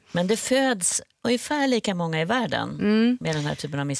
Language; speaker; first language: Swedish; native; Swedish